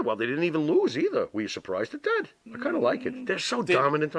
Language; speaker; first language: English; native; English